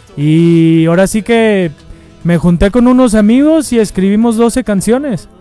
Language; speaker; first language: Spanish; early bilingual, heritage; Spanish